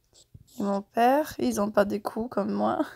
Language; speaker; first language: French; non-native, fluent; English